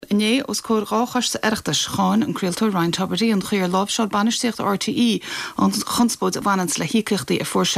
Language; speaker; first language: Irish; native; Irish